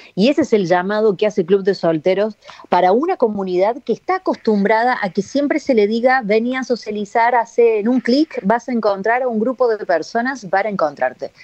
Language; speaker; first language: Spanish; native; Spanish